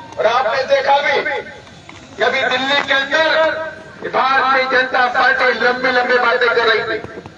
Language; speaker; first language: Hindi; native; Hindi